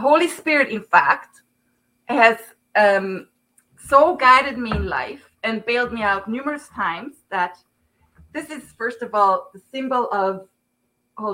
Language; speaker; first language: English; non-native, fluent; Swiss German